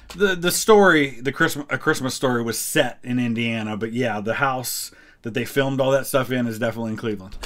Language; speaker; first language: English; native; English